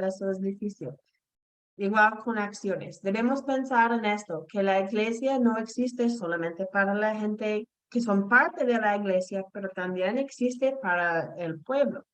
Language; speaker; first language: Spanish; non-native, fluent; English